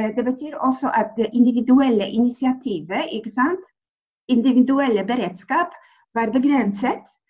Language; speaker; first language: Norwegian; non-native, fluent; Polish